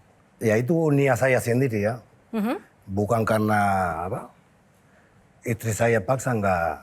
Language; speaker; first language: Indonesian; non-native, fluent; Spanish